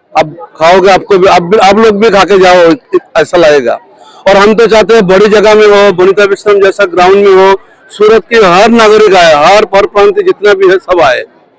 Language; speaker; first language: Hindi; non-native, local second language; Bangla